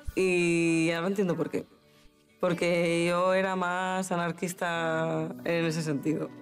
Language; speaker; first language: Spanish; native; Spanish